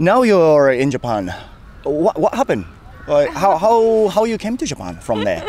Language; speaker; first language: English; non-native, fluent; Japanese